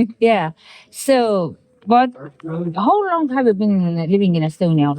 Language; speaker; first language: English; non-native, fluent; Estonian